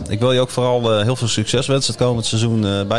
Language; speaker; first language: Dutch; native; Dutch